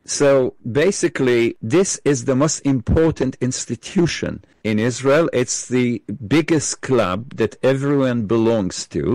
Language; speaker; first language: English; non-native, fluent; Hebrew